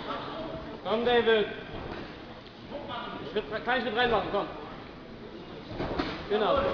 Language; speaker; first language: German; native; German